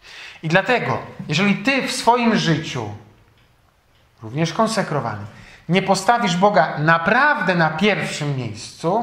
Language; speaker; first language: Polish; native; Polish